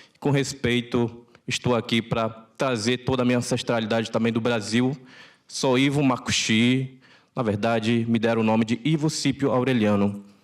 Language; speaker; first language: Portuguese; non-native, local second language; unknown